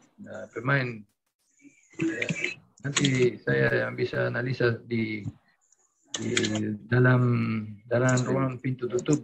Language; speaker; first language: Indonesian; non-native, fluent; Spanish